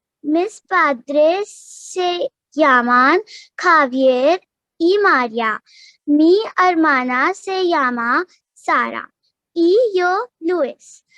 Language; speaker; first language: Spanish; non-native, learner; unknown